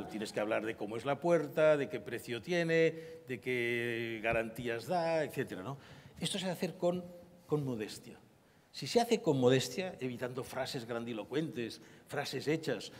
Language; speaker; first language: Spanish; native; Spanish